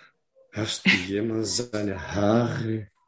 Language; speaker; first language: German; non-native, fluent; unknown